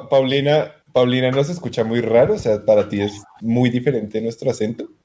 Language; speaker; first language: Spanish; native; Spanish